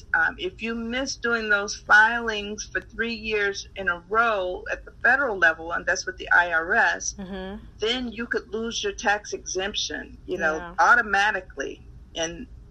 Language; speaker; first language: English; native; English